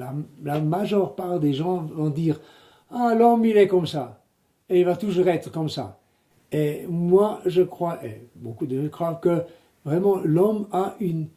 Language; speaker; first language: French; non-native, local second language; German